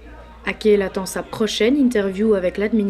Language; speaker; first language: French; native; French